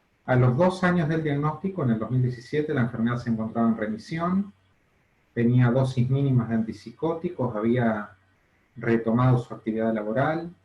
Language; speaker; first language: Spanish; native; Spanish